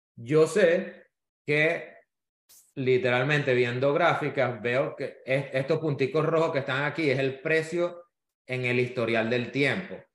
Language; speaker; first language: Spanish; native; Spanish